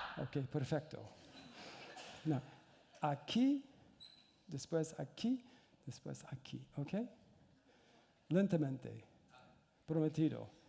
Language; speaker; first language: Spanish; non-native, learner; English